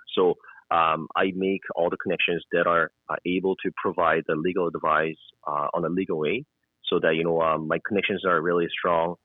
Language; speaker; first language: English; non-native, fluent; Korean